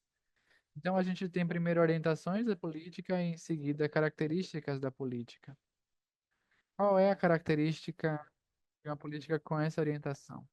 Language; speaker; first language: Portuguese; non-native, fluent; Spanish